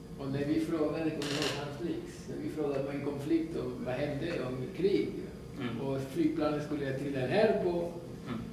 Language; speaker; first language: Swedish; non-native, fluent; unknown